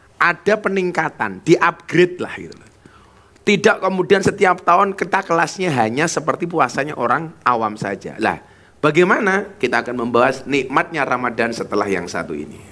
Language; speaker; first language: Indonesian; non-native, local second language; Javanese